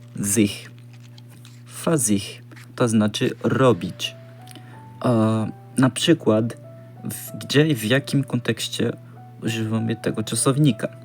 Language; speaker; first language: Polish; non-native, learner; Portuguese